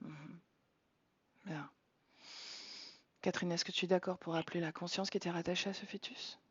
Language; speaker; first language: French; native; French